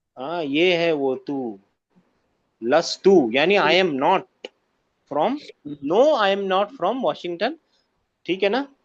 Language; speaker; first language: Hindi; native; Hindi